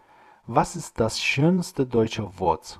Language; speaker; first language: German; non-native, fluent; Persian